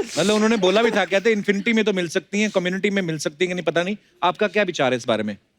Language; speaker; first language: Hindi; native; Hindi